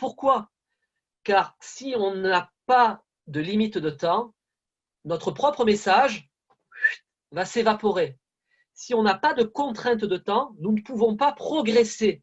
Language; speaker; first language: French; native; French